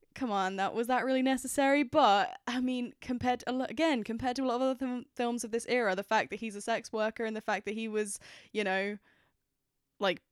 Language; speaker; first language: English; native; English